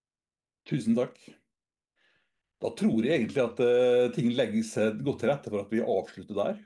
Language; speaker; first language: Norwegian; native; Norwegian